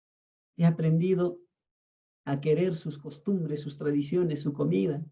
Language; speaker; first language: Spanish; native; Spanish